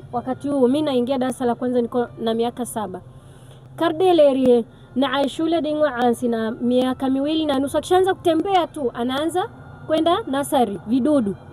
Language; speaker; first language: Swahili; non-native, local second language; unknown